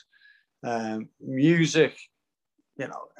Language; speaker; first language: English; native; English